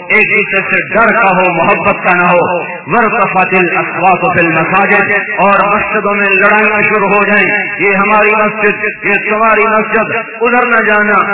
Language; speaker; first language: Urdu; non-native, local second language; Punjabi